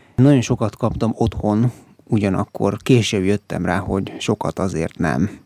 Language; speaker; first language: Hungarian; native; Hungarian